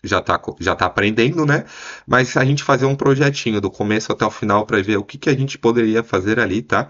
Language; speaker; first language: Portuguese; native; Portuguese